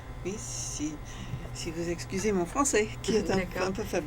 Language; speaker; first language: French; non-native, fluent; English